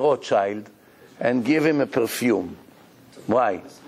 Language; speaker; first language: English; non-native, fluent; Hebrew